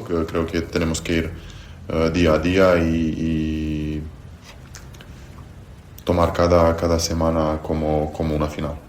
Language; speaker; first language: Spanish; non-native, fluent; Serbian